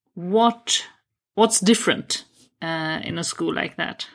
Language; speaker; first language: English; non-native, fluent; Swedish